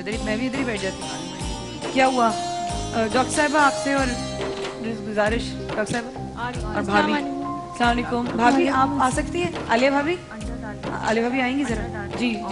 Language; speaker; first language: Urdu; native; Urdu